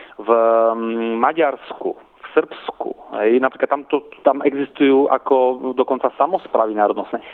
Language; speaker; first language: Slovak; non-native, local second language; Rusyn